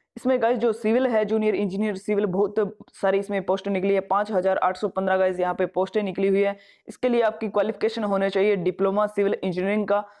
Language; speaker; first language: Hindi; non-native, local second language; Punjabi